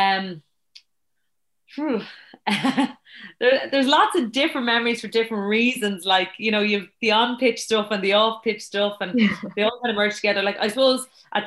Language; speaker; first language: English; native; English